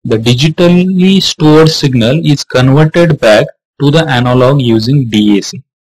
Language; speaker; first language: Hindi; non-native, local second language; Marathi